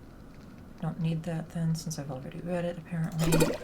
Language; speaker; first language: English; native; English